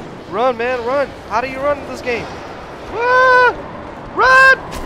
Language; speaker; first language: English; non-native, fluent; Russian